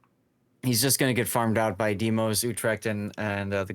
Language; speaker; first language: English; native; English